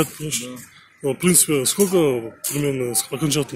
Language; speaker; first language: Russian; non-native, local second language; Kyrgyz